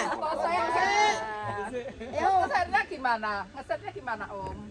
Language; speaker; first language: Indonesian; native; Indonesian